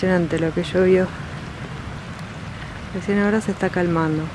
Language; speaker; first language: Spanish; native; Spanish